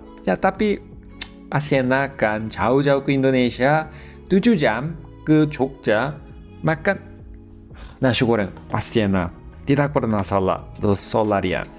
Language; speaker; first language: Indonesian; non-native, fluent; Korean